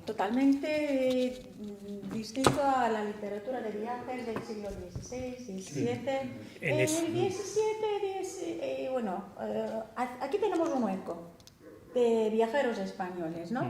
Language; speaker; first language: Spanish; non-native, fluent; Turkish